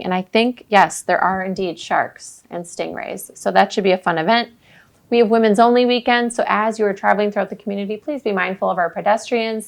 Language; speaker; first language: English; native; English